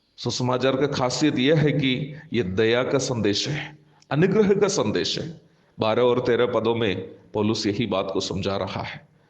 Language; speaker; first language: Hindi; non-native, local second language; Malayalam